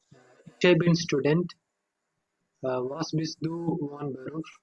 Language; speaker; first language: German; non-native, learner; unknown